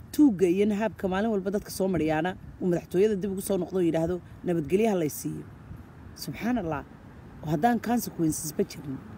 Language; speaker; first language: Somali; native; Somali